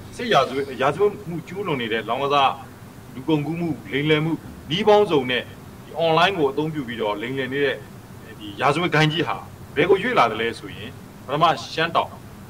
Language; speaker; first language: Burmese; native; Burmese